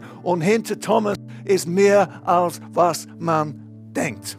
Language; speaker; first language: German; non-native, fluent; English